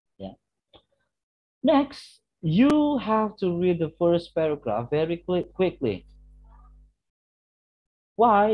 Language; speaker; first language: English; non-native, fluent; Indonesian